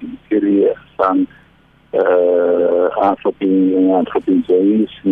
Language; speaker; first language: Greek; early bilingual, heritage; Greek